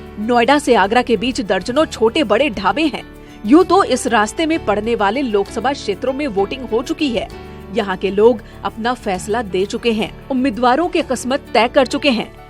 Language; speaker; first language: Hindi; native; Hindi